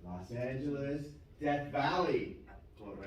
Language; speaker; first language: Spanish; non-native, fluent; English